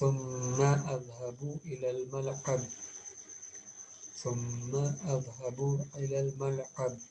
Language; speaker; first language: Arabic; non-native, fluent; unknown